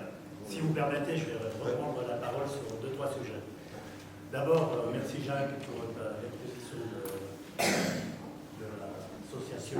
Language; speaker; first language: French; native; French